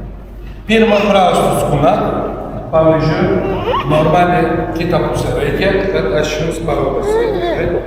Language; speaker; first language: Lithuanian; non-native, learner; Turkish